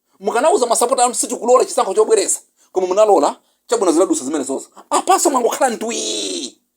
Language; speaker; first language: Nyanja; non-native, local second language; Yao